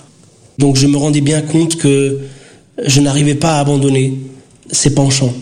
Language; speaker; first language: French; early bilingual, other home language; Portuguese